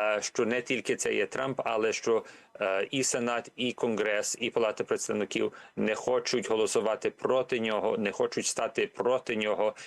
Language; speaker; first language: Ukrainian; early bilingual, heritage; Ukrainian